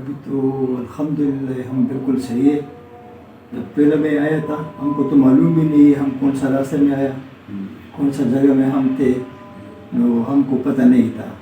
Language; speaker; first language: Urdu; non-native, local second language; Pashto